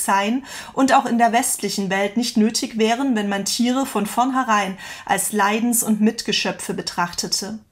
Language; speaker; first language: German; native; German